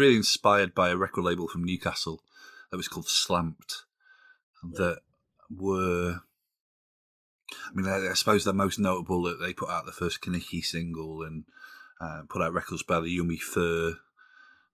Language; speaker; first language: English; native; English